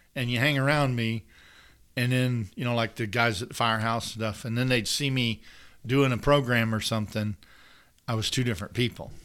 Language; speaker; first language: English; native; English